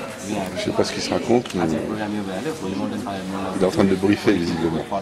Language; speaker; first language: French; native; French